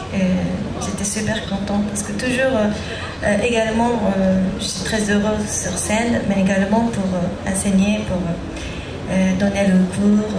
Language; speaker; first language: French; non-native, learner; Japanese